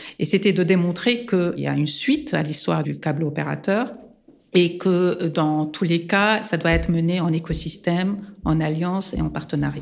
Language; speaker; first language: French; non-native, local second language; Armenian